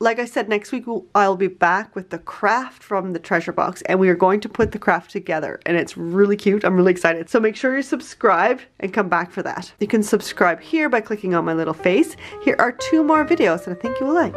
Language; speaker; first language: English; native; English